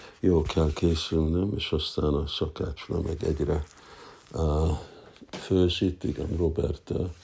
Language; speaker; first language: Hungarian; early bilingual, heritage; Hungarian